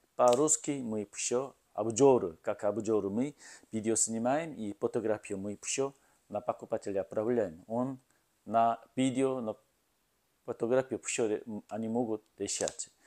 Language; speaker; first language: Russian; non-native, learner; Korean